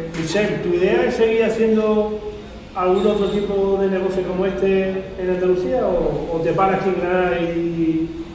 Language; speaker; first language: Spanish; native; Spanish